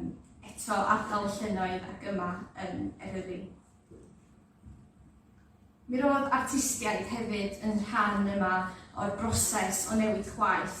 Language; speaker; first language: Welsh; native; Welsh